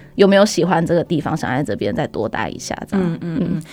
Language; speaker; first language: Chinese; native; Chinese